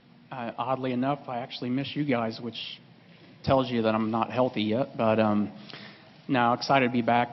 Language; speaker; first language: English; native; English